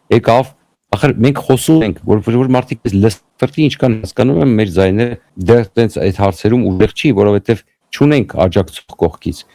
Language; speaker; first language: Armenian; native; Armenian